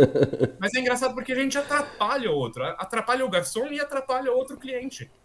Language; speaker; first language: Portuguese; non-native, fluent; German